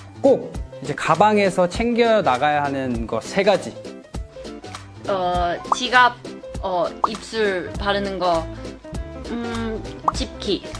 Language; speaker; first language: Korean; early bilingual, heritage; Korean